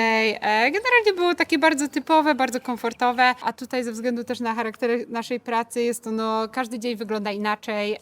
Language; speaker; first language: Polish; native; Polish